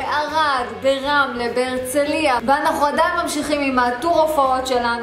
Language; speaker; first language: Hebrew; native; Hebrew